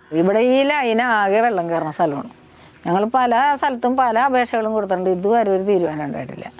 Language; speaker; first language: Malayalam; native; Malayalam